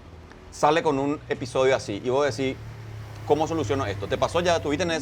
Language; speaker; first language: Spanish; native; Spanish